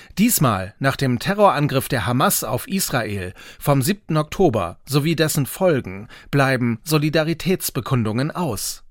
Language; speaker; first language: German; native; German